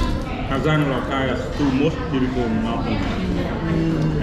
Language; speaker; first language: English; non-native, fluent; Vietnamese